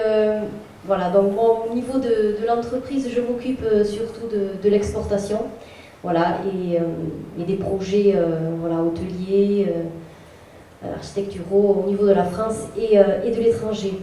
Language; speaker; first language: French; native; French